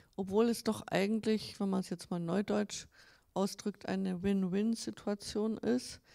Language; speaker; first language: German; native; German